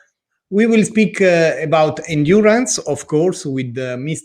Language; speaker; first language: English; non-native, learner; Italian